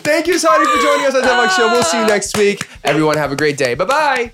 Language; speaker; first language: English; early bilingual, other home language; Korean